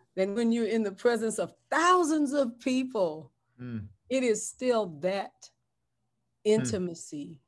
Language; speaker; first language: English; native; English